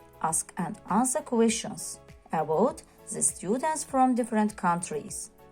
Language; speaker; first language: English; non-native, fluent; Azerbaijani